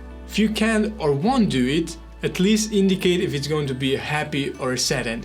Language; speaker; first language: English; non-native, fluent; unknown